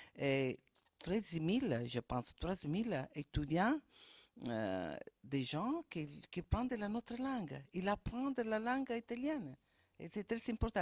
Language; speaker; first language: French; non-native, fluent; Italian